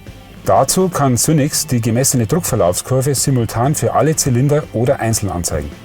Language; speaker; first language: German; native; German